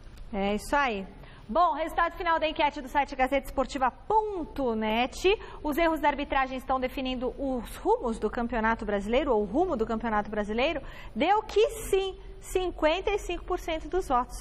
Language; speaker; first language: Portuguese; native; Portuguese